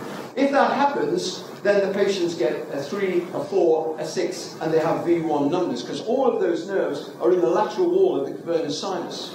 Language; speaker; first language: English; native; English